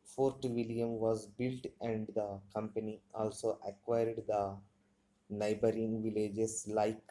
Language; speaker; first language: English; non-native, local second language; Telugu